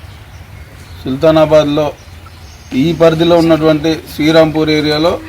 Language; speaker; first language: Telugu; native; Telugu